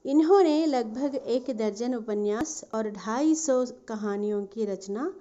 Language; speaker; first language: Hindi; non-native, local second language; Telugu